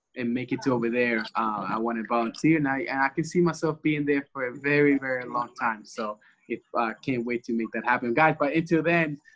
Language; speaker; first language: English; early bilingual, other home language; Spanish